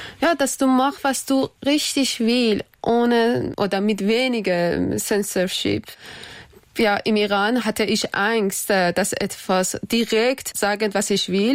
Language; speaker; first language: German; non-native, learner; Persian